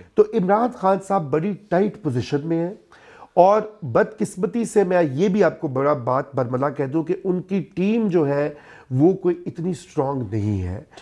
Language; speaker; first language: Urdu; non-native, local second language; Punjabi